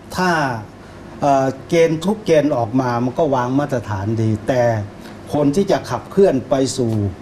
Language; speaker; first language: Thai; native; Thai